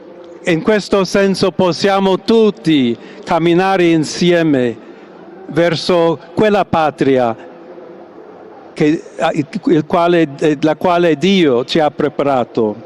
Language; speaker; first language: Italian; non-native, fluent; English